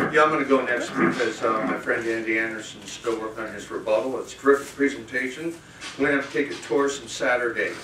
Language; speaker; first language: English; native; English